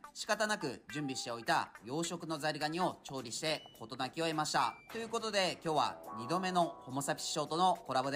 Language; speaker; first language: Japanese; native; Japanese